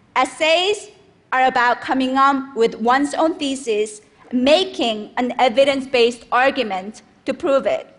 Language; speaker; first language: English; non-native, fluent; Korean